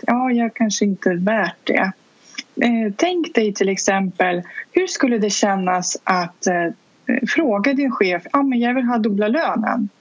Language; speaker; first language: Swedish; non-native, fluent; Russian